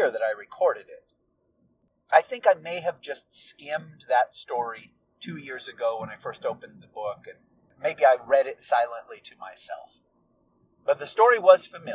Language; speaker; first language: English; native; English